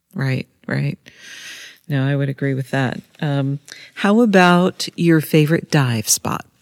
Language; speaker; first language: English; native; English